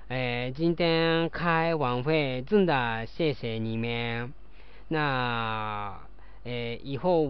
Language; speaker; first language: Chinese; non-native, learner; Japanese